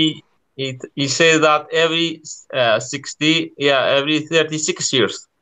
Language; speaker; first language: English; non-native, learner; Kurdish